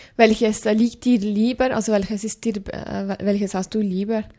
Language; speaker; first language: German; native; German